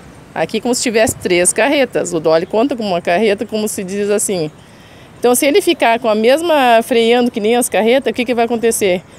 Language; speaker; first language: Portuguese; native; Portuguese